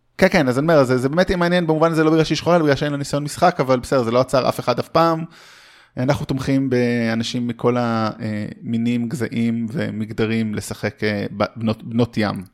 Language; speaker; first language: Hebrew; early bilingual, heritage; Hebrew